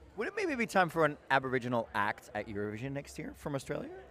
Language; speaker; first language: English; non-native, fluent; Dutch